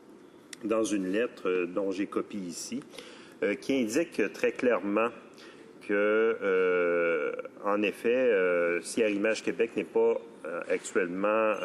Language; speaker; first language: French; native; French